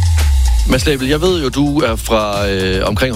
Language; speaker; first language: Danish; native; Danish